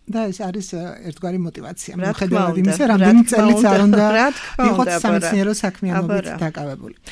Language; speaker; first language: Georgian; native; Georgian